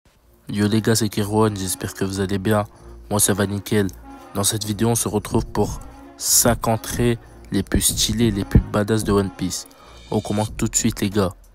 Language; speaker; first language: French; native; French